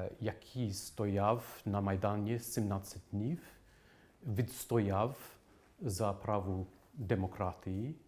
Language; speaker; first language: Ukrainian; non-native, fluent; English